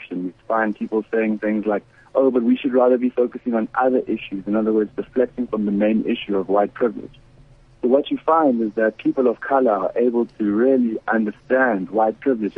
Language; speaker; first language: English; native; English